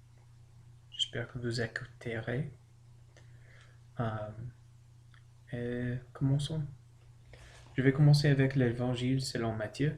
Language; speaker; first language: French; non-native, learner; English